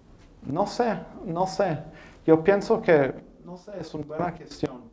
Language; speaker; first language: Spanish; non-native, fluent; English